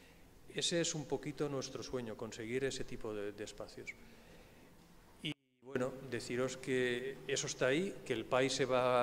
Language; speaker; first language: Spanish; native; Spanish